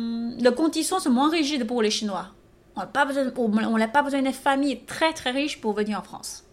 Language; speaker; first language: French; non-native, fluent; Chinese